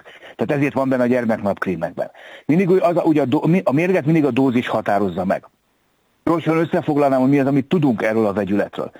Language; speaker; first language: Hungarian; native; Hungarian